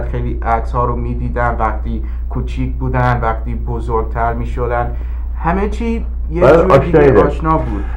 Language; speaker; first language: Persian; early bilingual, heritage; English